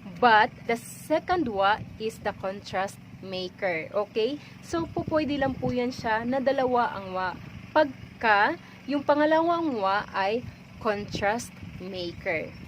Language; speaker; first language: Filipino; native; Filipino